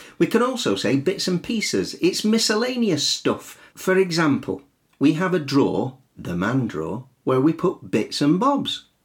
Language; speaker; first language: English; native; English